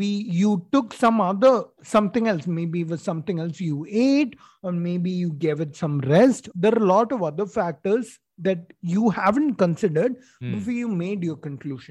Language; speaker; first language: English; non-native, local second language; Malayalam